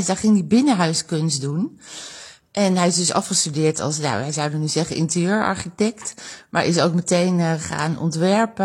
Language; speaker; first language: Dutch; native; Dutch